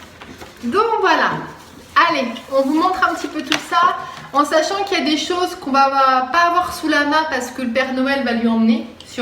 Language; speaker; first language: French; native; French